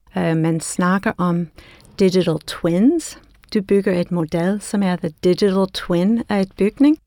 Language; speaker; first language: Danish; non-native, fluent; English